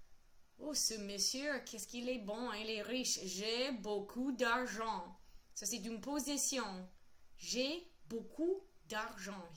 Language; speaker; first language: French; non-native, fluent; English